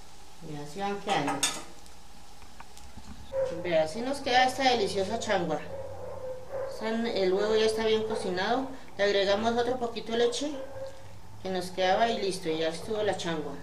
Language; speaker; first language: Spanish; native; Spanish